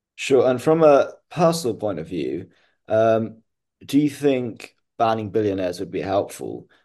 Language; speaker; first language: English; non-native, local second language; Hindi